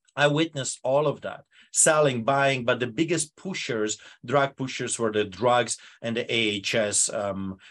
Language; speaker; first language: English; non-native, fluent; Polish